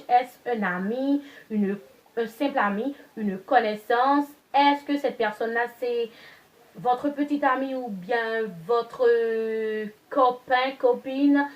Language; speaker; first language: French; non-native, local second language; Haitian Creole